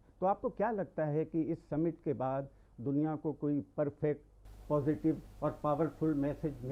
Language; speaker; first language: Urdu; native; Urdu